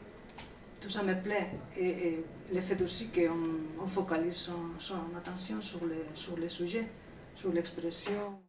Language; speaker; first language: French; non-native, fluent; Spanish